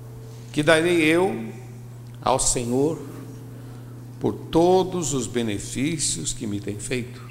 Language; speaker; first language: Portuguese; native; Portuguese